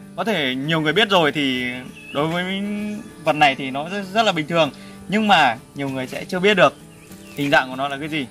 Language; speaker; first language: Vietnamese; non-native, local second language; Muong